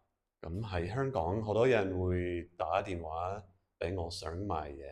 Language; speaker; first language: Cantonese; non-native, fluent; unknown